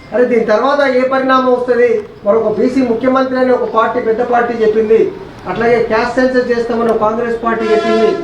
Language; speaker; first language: Telugu; native; Telugu